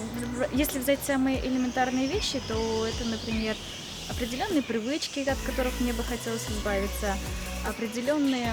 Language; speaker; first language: Russian; native; Russian